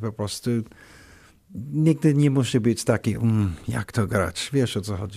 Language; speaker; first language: Polish; non-native, learner; English